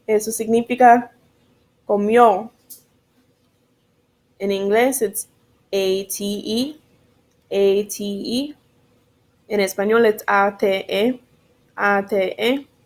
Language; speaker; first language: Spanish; non-native, learner; English